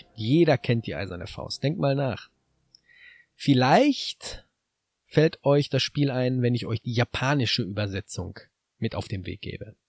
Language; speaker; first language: German; native; German